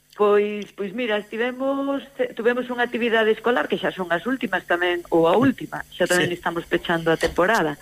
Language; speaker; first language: Galician; native; Galician